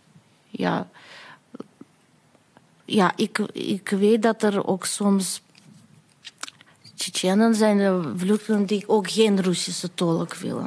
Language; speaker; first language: Dutch; non-native, fluent; Russian